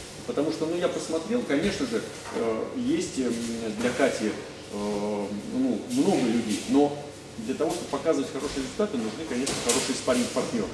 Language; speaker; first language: Russian; native; Russian